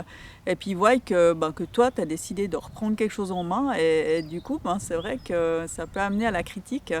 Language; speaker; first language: French; native; French